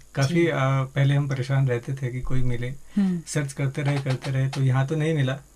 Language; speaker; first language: Hindi; native; Hindi